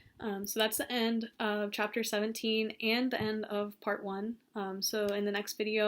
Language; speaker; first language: English; native; English